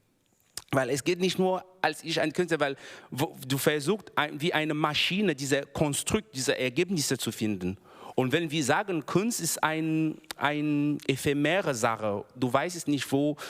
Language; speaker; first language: German; non-native, learner; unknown